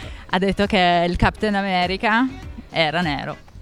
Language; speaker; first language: Italian; native; Italian